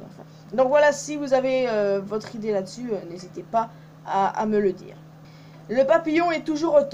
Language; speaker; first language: French; native; French